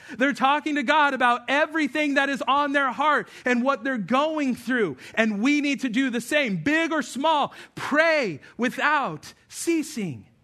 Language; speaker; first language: English; native; English